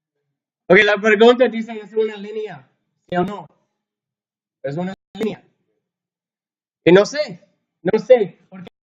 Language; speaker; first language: Spanish; non-native, learner; English